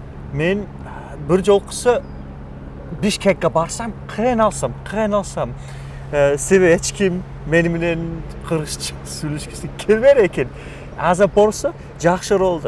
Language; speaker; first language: Kyrgyz; non-native, fluent; English